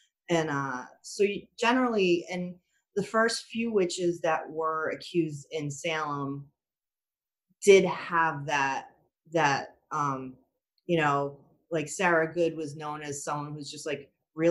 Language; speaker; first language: English; native; English